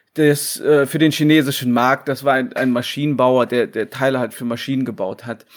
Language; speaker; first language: German; native; German